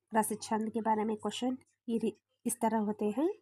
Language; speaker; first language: Hindi; non-native, local second language; Kannada